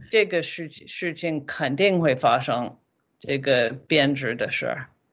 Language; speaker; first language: Chinese; non-native, fluent; English